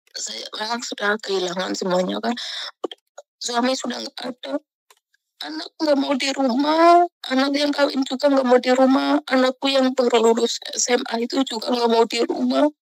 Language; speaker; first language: Indonesian; non-native, local second language; Javanese